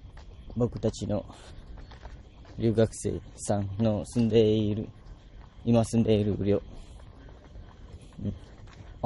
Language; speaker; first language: Japanese; non-native, learner; Malay